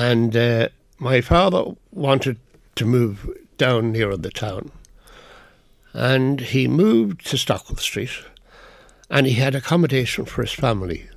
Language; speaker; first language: English; native; English